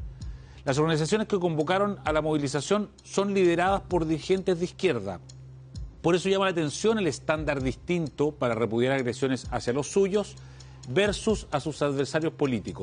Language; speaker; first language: Spanish; native; Spanish